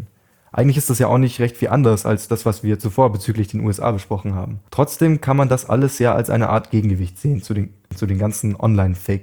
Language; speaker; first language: German; native; German